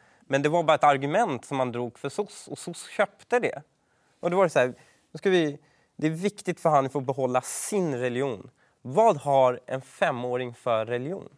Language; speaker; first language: Swedish; early bilingual, other home language; Persian